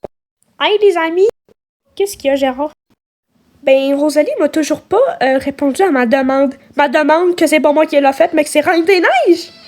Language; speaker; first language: French; native; French